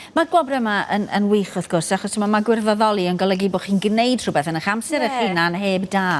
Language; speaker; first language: Welsh; native; Welsh